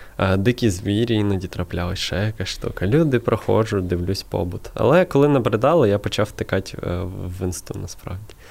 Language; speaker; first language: Ukrainian; non-native, local second language; Russian